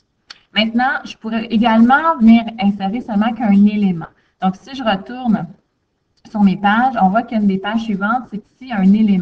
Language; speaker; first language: French; native; French